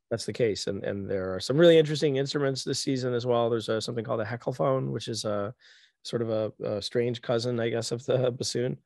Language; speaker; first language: English; native; English